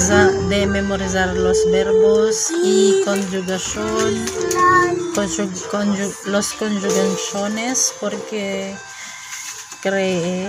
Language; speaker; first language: Spanish; non-native, learner; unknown